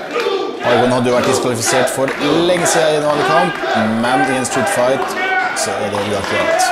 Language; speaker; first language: Norwegian; native; Norwegian